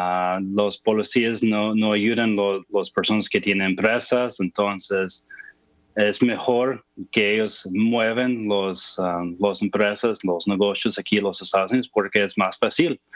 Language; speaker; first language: Spanish; non-native, fluent; English